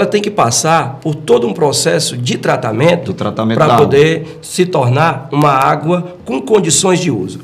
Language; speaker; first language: Portuguese; native; Portuguese